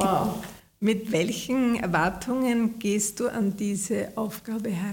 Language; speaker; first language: German; native; German